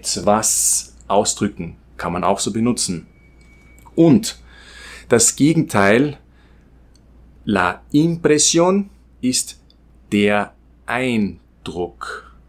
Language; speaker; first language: German; non-native, fluent; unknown